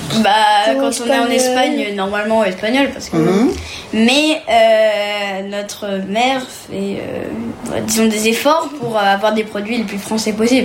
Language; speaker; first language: French; early bilingual, heritage; French